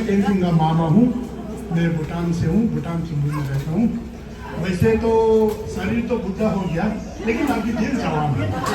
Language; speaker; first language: Hindi; non-native, learner; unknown